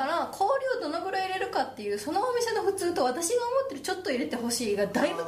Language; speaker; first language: Japanese; native; Japanese